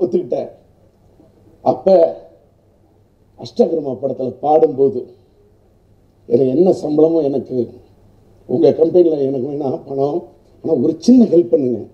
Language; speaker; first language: Tamil; native; Tamil